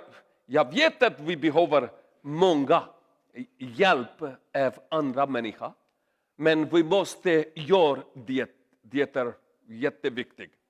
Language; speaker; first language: Swedish; non-native, learner; Urdu